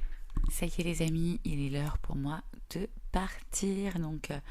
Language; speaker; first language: French; native; French